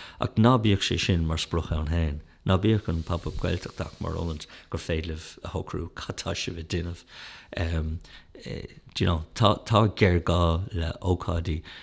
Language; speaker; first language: Irish; native; Irish